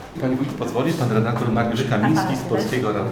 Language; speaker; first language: Polish; native; Polish